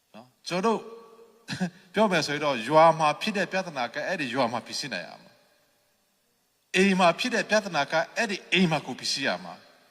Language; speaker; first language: Burmese; non-native, local second language; Hakha Chin